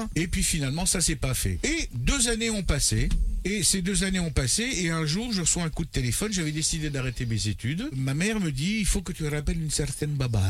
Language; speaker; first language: French; early bilingual, other home language; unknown